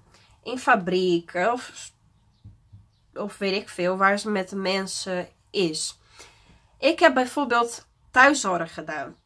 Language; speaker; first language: Dutch; non-native, fluent; Portuguese